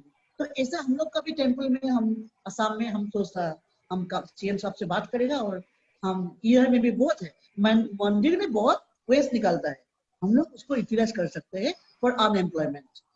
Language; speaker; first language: Hindi; non-native, local second language; Assamese